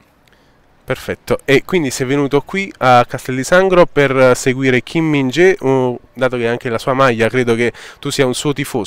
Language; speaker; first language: Italian; native; Italian